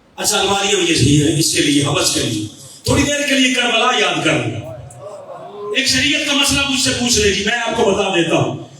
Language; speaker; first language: Urdu; non-native, local second language; Punjabi